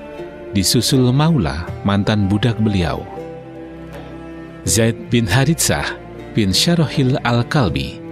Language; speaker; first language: Indonesian; native; Indonesian